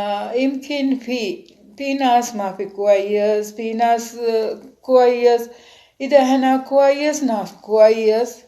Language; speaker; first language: Arabic; non-native, learner; Sinhala